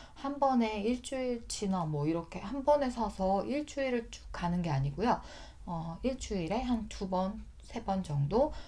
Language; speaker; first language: Korean; native; Korean